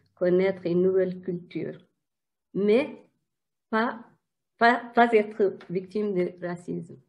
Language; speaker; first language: French; non-native, fluent; Tigrinya